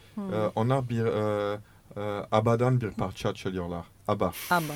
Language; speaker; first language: Turkish; non-native, learner; French